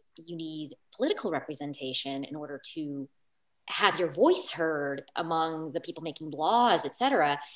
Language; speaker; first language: English; native; English